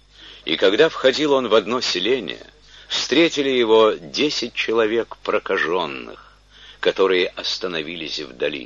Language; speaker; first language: Russian; native; Russian